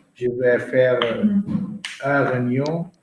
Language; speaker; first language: French; non-native, learner; Portuguese